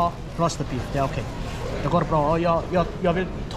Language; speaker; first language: Swedish; non-native, learner; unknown